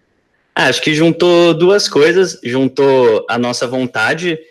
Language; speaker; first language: Portuguese; native; Portuguese